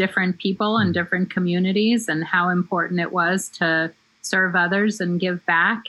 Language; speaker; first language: English; native; English